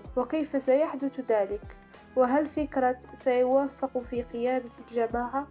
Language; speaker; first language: Arabic; native; Arabic